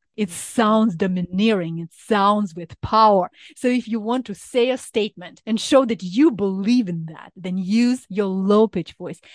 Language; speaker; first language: English; non-native, fluent; Ukrainian